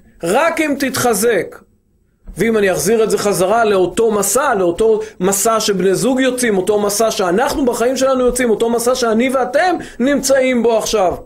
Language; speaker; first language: Hebrew; native; Hebrew